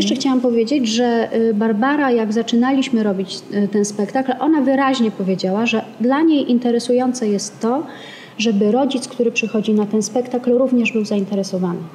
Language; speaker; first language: Polish; native; Polish